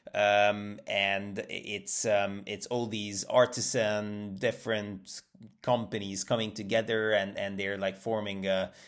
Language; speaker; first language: English; native; English